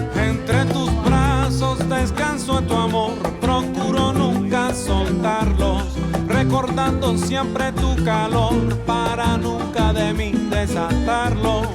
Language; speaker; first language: Turkish; native; Turkish